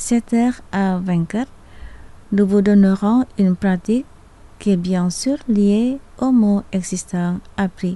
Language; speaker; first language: French; non-native, fluent; Indonesian